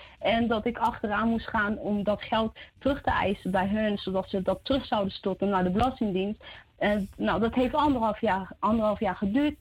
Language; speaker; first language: Dutch; early bilingual, other home language; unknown